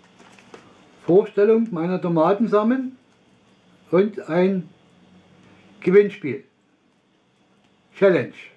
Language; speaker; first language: German; non-native, learner; Russian